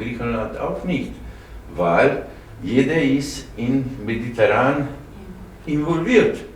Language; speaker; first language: German; non-native, learner; Slovenian